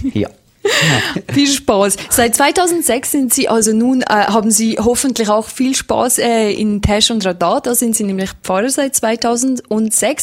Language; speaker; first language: German; native; German